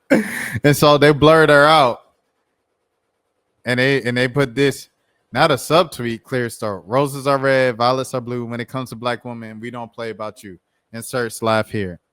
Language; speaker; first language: English; native; English